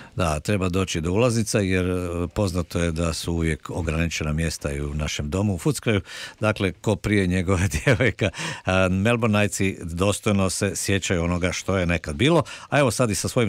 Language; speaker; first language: Croatian; native; Croatian